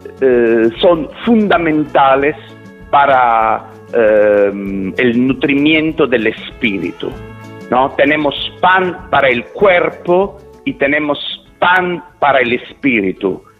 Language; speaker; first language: Spanish; non-native, fluent; Italian